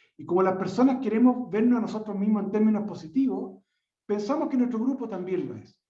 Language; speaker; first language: Spanish; native; Spanish